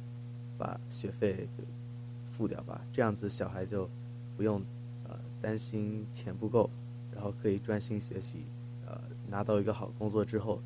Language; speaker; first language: Chinese; early bilingual, heritage; Chinese